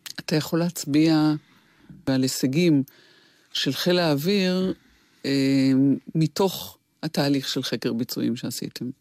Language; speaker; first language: Hebrew; native; Hebrew